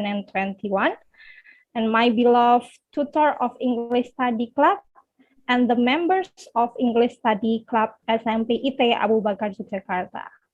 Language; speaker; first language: English; non-native, learner; Indonesian